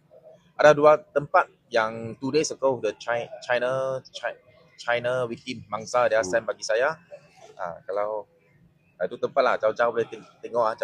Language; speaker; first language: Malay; non-native, local second language; Chinese